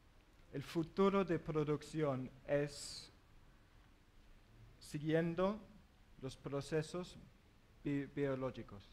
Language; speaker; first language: Spanish; non-native, learner; English